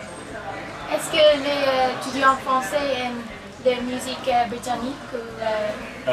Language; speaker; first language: French; non-native, learner; English